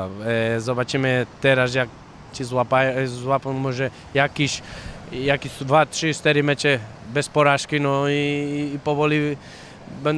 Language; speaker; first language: Polish; non-native, fluent; Catalan